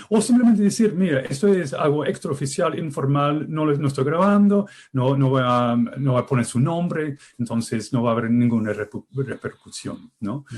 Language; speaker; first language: Spanish; non-native, fluent; English